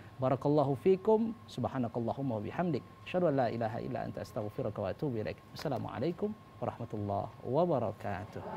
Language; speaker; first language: Indonesian; native; Indonesian